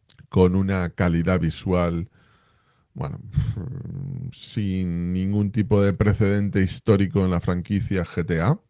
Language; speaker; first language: Spanish; native; Spanish